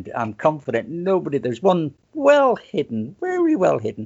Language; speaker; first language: English; native; English